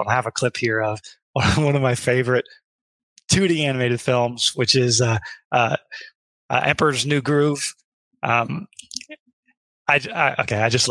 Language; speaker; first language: English; native; English